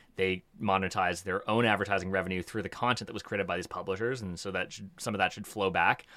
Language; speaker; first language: English; native; English